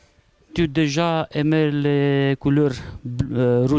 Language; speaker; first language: French; non-native, learner; Romanian